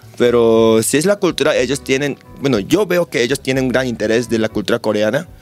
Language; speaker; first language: Spanish; non-native, fluent; Korean